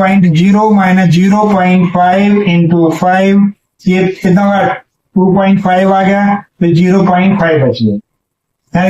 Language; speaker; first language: Hindi; native; Hindi